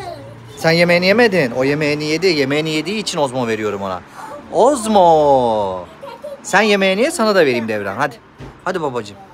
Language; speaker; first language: Turkish; native; Turkish